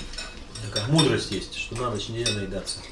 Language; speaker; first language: Russian; native; Russian